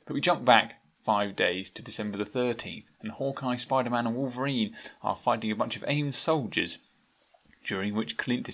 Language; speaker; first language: English; native; English